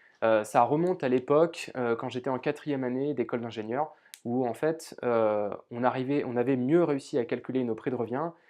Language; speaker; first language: French; native; French